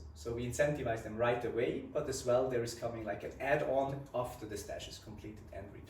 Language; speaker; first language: English; non-native, fluent; Swiss German